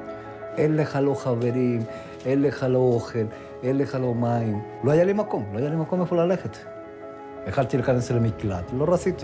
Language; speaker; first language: Hebrew; non-native, fluent; Spanish